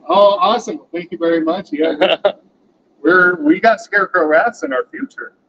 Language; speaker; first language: English; native; English